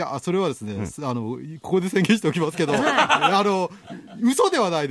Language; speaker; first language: Japanese; native; Japanese